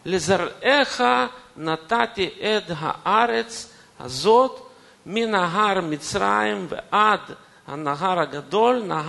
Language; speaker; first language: Hebrew; non-native, fluent; Russian